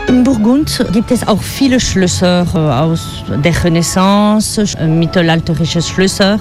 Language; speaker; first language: German; non-native, fluent; French